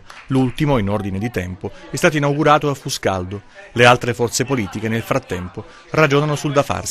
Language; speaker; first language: Italian; native; Italian